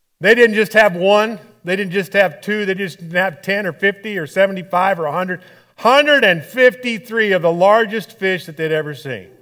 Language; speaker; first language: English; native; English